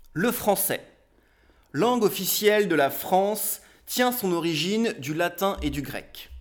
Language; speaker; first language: French; native; French